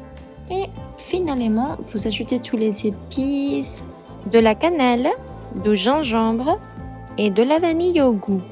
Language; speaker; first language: French; non-native, fluent; Spanish